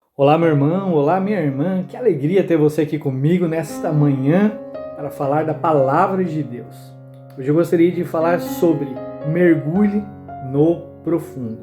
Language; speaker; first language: Portuguese; native; Portuguese